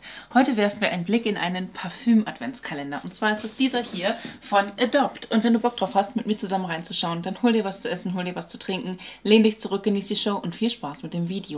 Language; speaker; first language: German; native; German